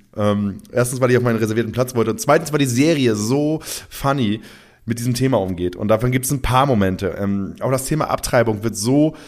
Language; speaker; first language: German; native; German